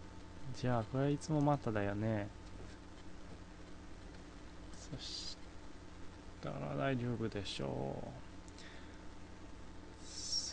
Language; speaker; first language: Japanese; non-native, fluent; English